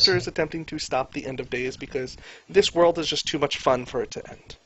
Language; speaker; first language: English; native; English